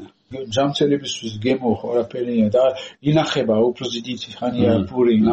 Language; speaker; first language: Georgian; non-native, learner; French